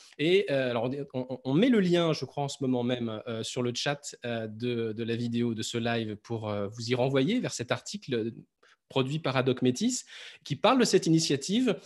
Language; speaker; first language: French; native; French